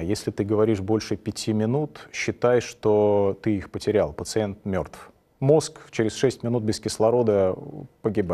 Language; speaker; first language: Russian; native; Russian